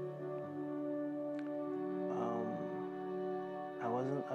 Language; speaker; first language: English; non-native, local second language; Igbo